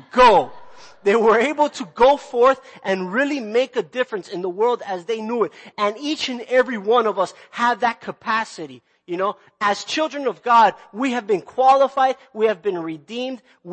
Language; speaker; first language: English; native; English